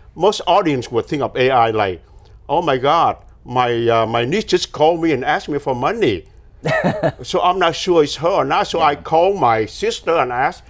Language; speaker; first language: English; non-native, fluent; Vietnamese